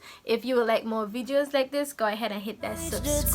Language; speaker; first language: English; native; English